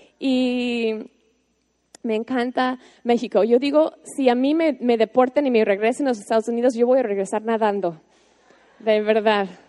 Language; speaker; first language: Spanish; non-native, fluent; English